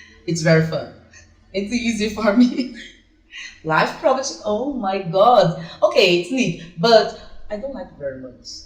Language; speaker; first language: English; non-native, fluent; Portuguese